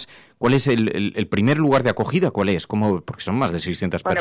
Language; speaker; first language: Spanish; native; Spanish